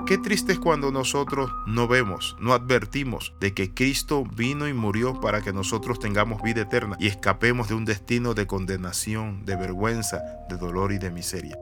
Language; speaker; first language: Spanish; native; Spanish